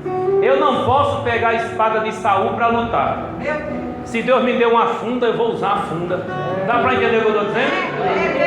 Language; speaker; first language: Portuguese; native; Portuguese